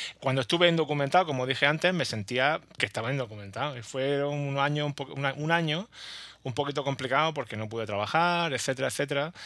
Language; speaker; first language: Spanish; native; Spanish